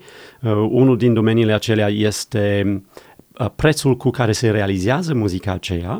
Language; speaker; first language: Romanian; non-native, fluent; English